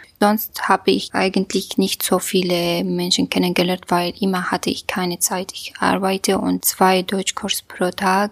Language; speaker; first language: German; non-native, learner; Kurdish